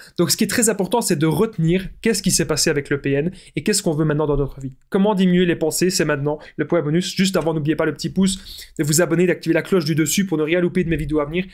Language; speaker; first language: French; native; French